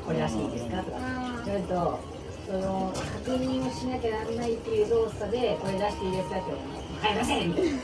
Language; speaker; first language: Japanese; native; Japanese